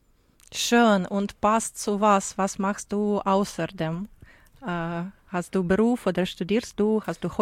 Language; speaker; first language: German; non-native, learner; Ukrainian